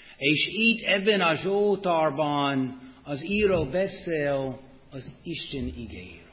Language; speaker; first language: Hungarian; non-native, fluent; English